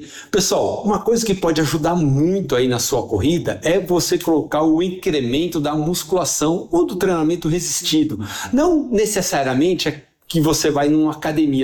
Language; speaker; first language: Portuguese; native; Portuguese